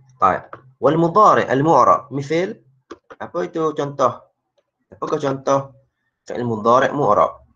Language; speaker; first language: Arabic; non-native, fluent; Malay